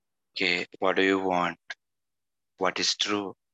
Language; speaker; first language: English; non-native, local second language; Gujarati